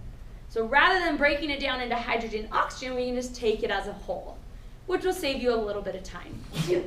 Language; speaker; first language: English; native; English